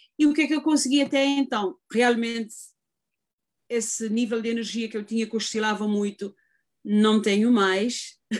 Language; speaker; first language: Portuguese; native; Portuguese